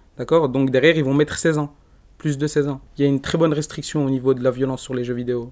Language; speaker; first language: French; native; French